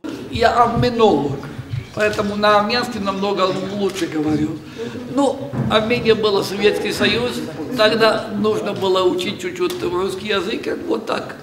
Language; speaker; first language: Russian; non-native, learner; Italian